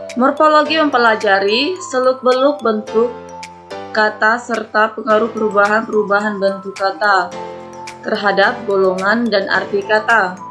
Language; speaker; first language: Indonesian; non-native, local second language; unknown